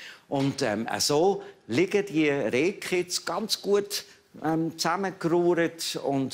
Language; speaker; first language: German; native; German